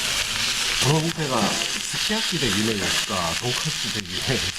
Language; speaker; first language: Japanese; non-native, learner; Korean